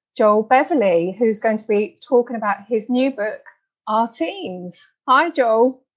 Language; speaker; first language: English; native; English